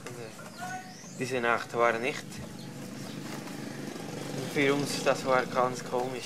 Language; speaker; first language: German; non-native, learner; Spanish